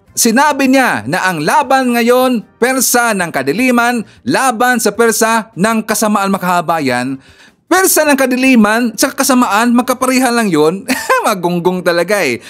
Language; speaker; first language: Filipino; non-native, local second language; Cebuano